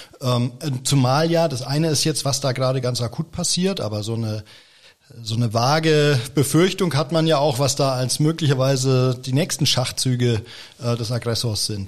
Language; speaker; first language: German; native; German